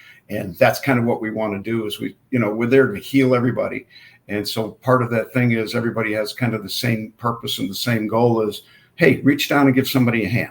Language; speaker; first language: English; native; English